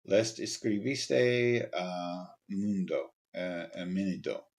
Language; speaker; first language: Spanish; non-native, learner; English